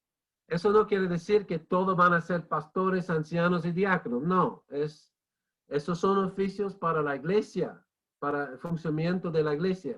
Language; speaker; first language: Spanish; non-native, fluent; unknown